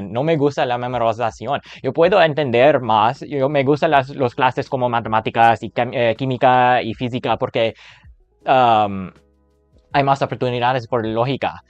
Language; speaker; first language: Spanish; non-native, learner; English